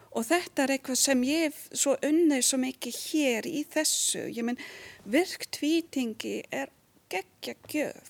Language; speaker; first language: Icelandic; non-native, fluent; German